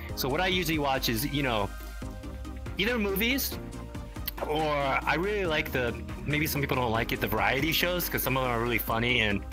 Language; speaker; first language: English; native; English